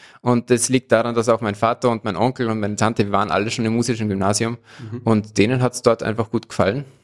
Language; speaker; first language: German; native; German